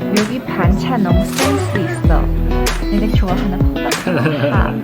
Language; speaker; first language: Korean; non-native, fluent; Chinese